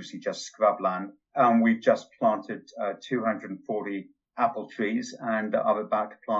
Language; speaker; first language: English; native; English